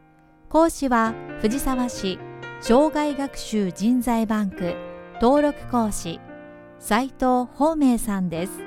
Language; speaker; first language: Japanese; native; Japanese